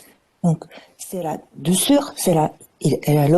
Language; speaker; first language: French; non-native, fluent; Japanese